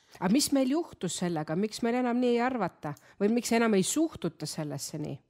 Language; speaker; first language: Estonian; non-native, local second language; Russian